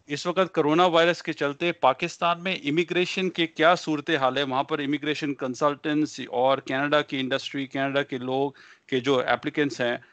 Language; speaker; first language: Hindi; early bilingual, heritage; Punjabi